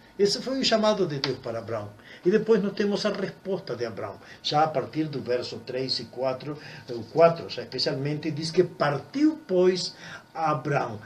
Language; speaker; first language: Portuguese; non-native, fluent; Spanish